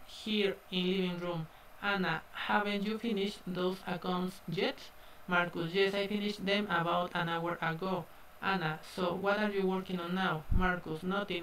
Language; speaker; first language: English; non-native, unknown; Spanish